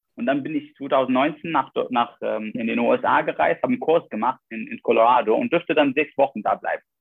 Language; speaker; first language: German; non-native, fluent; Arabic